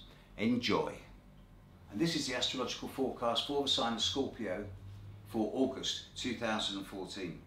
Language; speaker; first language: English; native; English